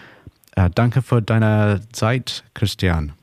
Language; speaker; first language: German; non-native, learner; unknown